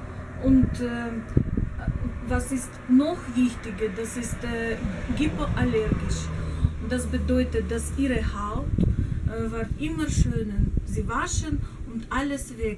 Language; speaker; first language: German; non-native, learner; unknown